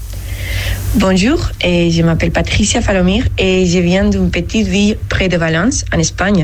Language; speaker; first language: French; non-native, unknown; Spanish